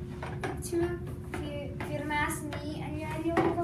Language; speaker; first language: Spanish; non-native, learner; English